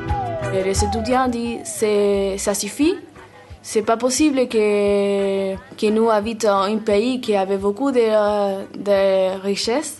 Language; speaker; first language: French; non-native, learner; Spanish